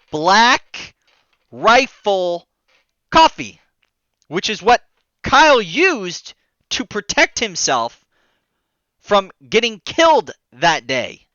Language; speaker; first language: English; native; English